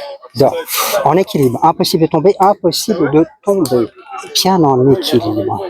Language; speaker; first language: French; native; French